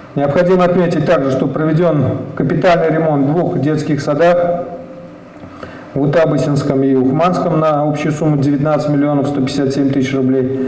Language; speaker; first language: Russian; native; Russian